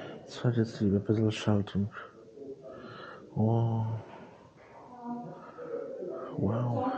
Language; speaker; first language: German; non-native, learner; Polish